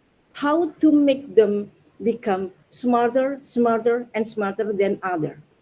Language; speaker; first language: English; non-native, learner; Indonesian